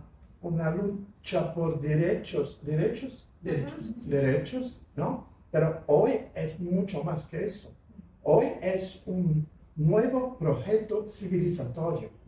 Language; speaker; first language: Spanish; non-native, fluent; Portuguese